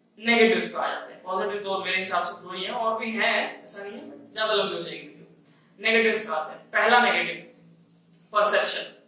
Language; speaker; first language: Hindi; native; Hindi